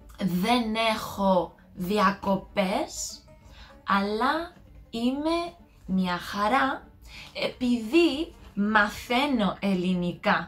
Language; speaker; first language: Greek; non-native, learner; English